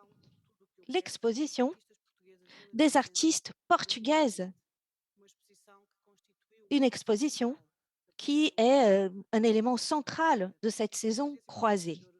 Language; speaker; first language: French; non-native, fluent; Portuguese